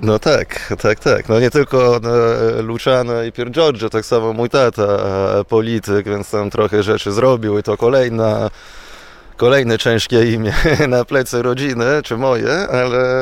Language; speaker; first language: Polish; non-native, fluent; Italian